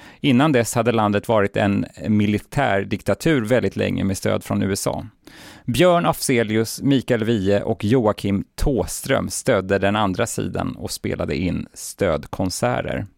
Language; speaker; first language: Swedish; native; Swedish